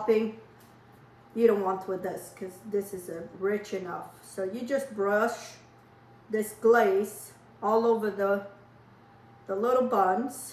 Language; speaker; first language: English; non-native, fluent; Portuguese